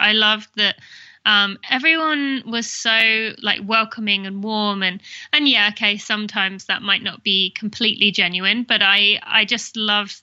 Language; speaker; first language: English; native; English